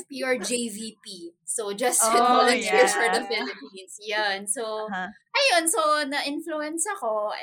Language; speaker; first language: English; non-native, local second language; Cebuano